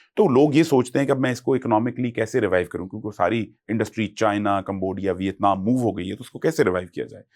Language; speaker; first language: Urdu; native; Urdu